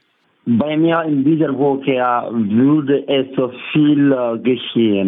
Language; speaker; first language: German; non-native, learner; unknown